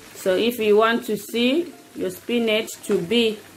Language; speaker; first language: English; non-native, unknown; Lingala